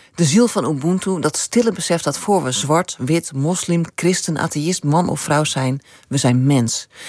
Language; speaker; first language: Dutch; native; Dutch